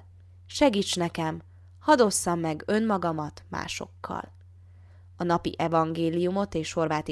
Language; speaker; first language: Hungarian; native; Hungarian